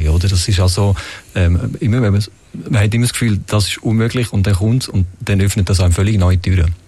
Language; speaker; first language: German; native; German